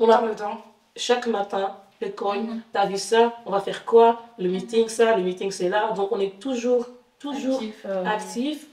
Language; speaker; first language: French; non-native, fluent; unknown